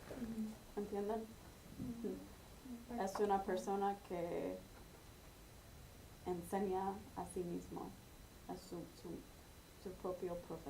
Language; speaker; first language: Spanish; non-native, fluent; English